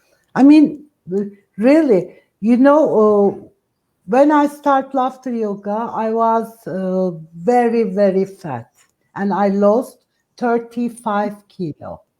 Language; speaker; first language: English; non-native, fluent; Turkish